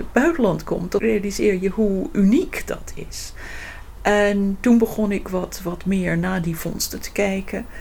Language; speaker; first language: Dutch; non-native, fluent; English